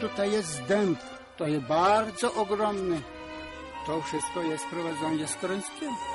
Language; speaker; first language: Polish; early bilingual, heritage; Polish